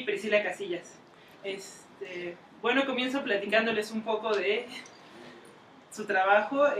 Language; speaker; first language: Spanish; native; Spanish